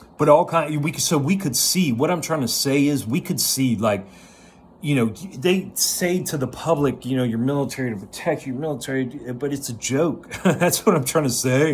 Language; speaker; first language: English; native; English